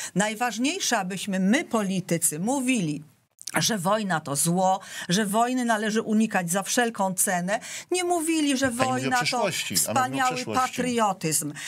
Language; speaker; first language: Polish; native; Polish